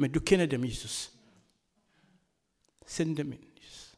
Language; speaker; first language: Danish; non-native, fluent; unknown